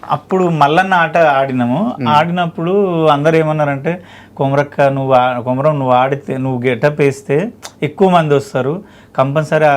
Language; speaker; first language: Telugu; native; Telugu